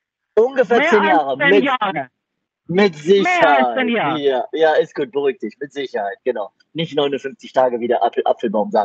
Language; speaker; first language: German; native; German